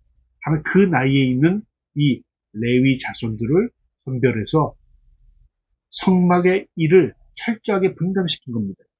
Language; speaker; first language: Korean; native; Korean